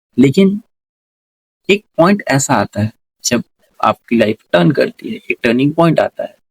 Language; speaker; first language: Hindi; native; Hindi